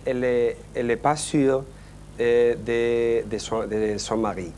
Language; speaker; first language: French; non-native, learner; Spanish